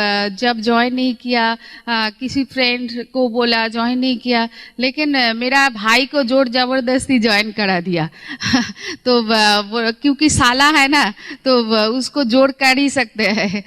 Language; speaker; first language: Hindi; non-native, local second language; Bangla